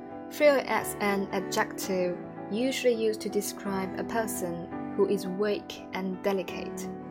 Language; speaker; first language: English; non-native, fluent; Chinese